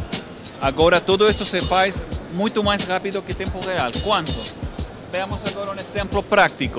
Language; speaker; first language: Portuguese; non-native, learner; Spanish